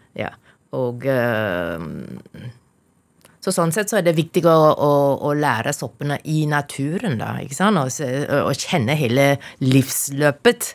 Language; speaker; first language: Norwegian; non-native, fluent; Chinese